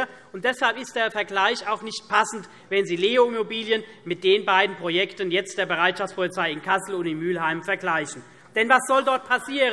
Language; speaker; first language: German; native; German